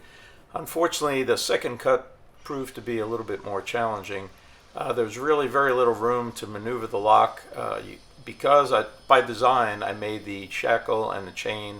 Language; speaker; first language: English; native; English